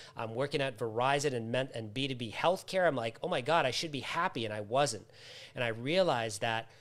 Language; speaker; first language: English; native; English